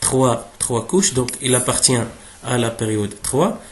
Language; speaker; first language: French; non-native, local second language; Arabic